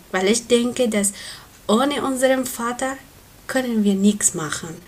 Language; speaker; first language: German; non-native, learner; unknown